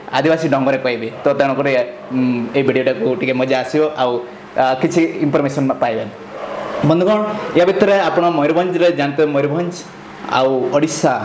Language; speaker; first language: Odia; non-native, local second language; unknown